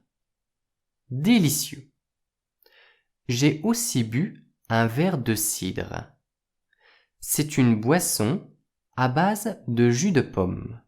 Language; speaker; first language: French; native; French